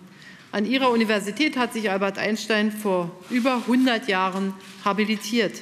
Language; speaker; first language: German; native; German